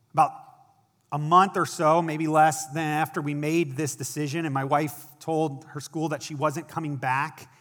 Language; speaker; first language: English; native; English